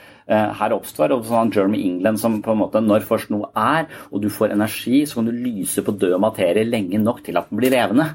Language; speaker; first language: Norwegian; native; Norwegian